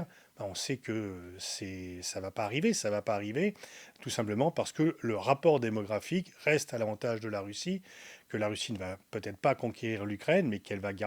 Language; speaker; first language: French; native; French